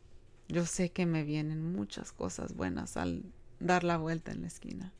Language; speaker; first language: Spanish; early bilingual, heritage; Spanish